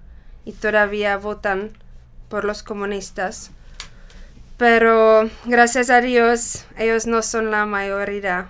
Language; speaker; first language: Spanish; non-native, learner; Czech